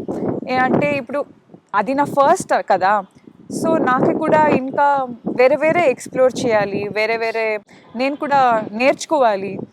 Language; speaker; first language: Telugu; non-native, learner; Kannada